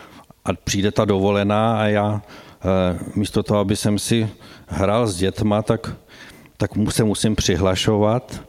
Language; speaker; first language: Czech; native; Czech